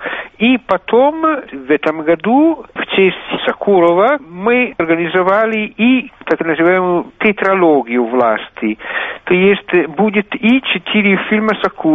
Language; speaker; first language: Russian; non-native, fluent; Italian